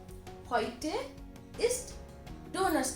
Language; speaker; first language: German; non-native, learner; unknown